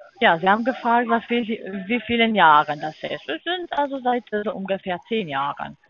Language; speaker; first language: German; non-native, fluent; Turkish